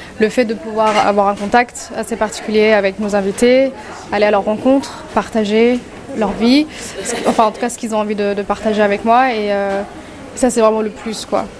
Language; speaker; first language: French; native; French